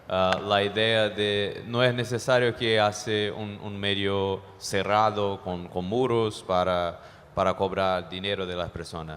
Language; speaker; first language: Spanish; non-native, fluent; Portuguese